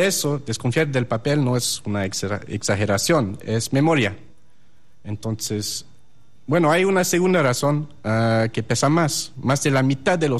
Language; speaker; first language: Spanish; non-native, fluent; French